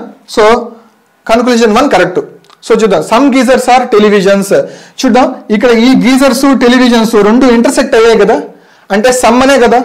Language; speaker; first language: Telugu; native; Telugu